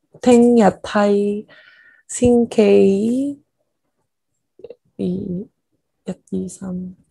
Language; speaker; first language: Cantonese; non-native, learner; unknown